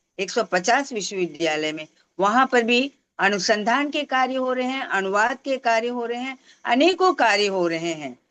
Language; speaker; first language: Hindi; non-native, local second language; Tamil